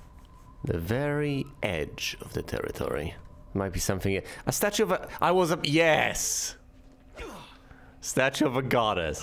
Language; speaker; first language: English; native; English